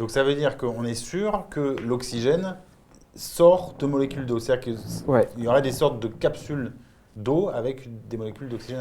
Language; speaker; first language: French; native; French